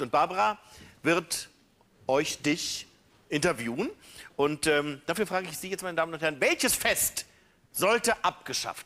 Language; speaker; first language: German; native; German